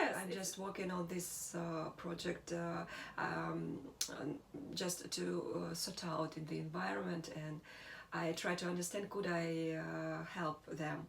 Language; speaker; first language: English; non-native, learner; Russian